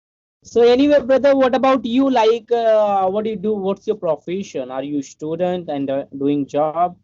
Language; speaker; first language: English; non-native, learner; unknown